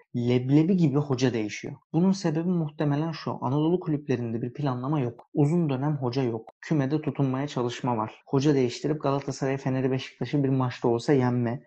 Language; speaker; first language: Turkish; early bilingual, heritage; Turkish